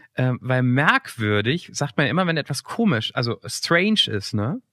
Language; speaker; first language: German; native; German